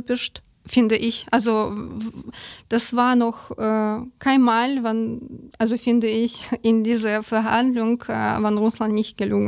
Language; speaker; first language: German; non-native, learner; Ukrainian